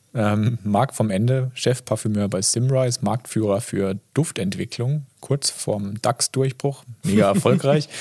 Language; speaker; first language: German; native; German